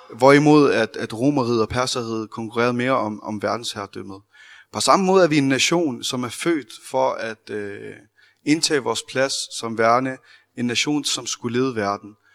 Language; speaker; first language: Danish; early bilingual, other home language; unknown